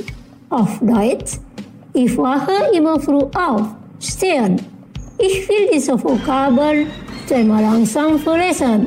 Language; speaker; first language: German; non-native, fluent; Indonesian